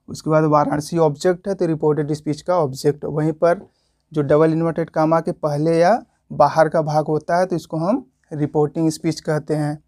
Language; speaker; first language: Hindi; native; Hindi